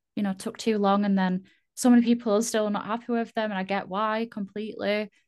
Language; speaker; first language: English; native; English